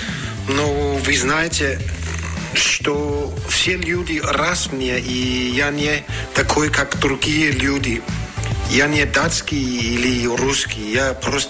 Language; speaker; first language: Russian; non-native, fluent; Danish